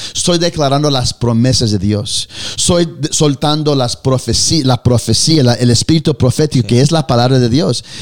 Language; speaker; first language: Spanish; early bilingual, heritage; Spanish